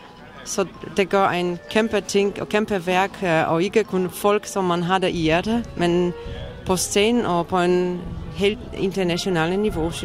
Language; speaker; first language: Danish; non-native, fluent; Polish